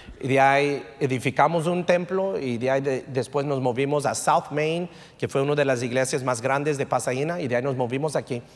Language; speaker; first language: Spanish; early bilingual, heritage; Spanish